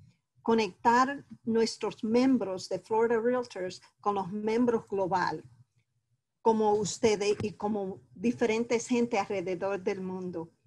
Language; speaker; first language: Spanish; early bilingual, heritage; Spanish